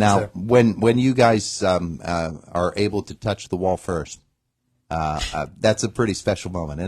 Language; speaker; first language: English; native; English